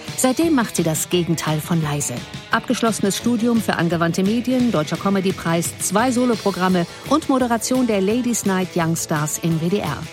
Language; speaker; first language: German; native; German